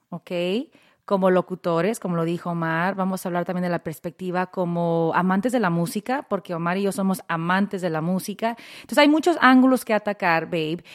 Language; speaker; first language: Spanish; early bilingual, heritage; Spanish